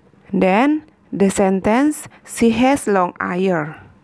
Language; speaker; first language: English; non-native, fluent; Indonesian